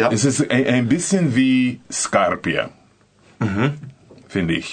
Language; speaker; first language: German; non-native, learner; English